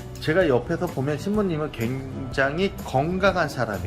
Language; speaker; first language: Korean; non-native, fluent; Vietnamese